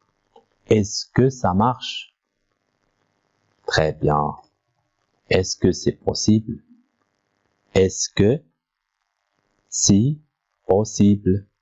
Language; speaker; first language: French; non-native, local second language; Arabic